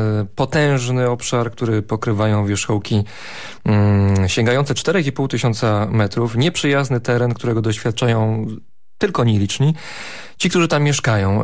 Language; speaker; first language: Polish; native; Polish